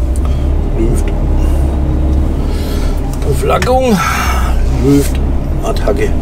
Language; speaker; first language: German; native; German